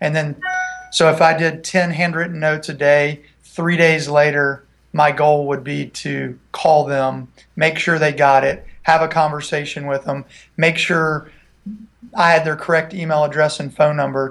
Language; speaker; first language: English; native; English